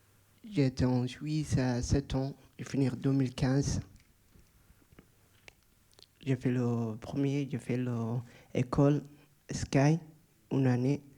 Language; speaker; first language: French; non-native, learner; Somali